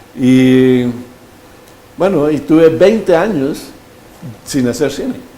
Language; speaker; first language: Spanish; native; Spanish